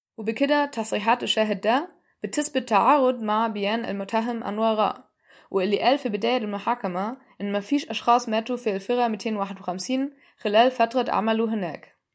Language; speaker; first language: Arabic; non-native, fluent; German